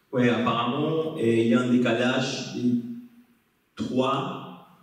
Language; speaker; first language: French; non-native, fluent; Spanish